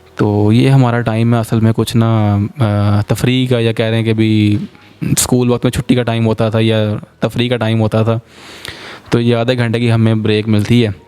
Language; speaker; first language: Urdu; non-native, local second language; Punjabi